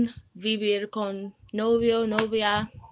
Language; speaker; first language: Spanish; non-native, learner; English